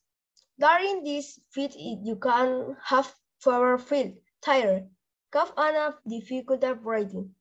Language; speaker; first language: English; non-native, learner; Spanish